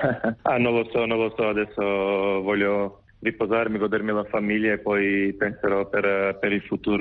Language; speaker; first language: Italian; non-native, fluent; Macedonian